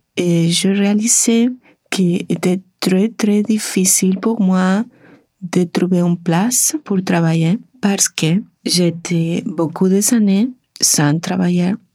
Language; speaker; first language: French; non-native, learner; Spanish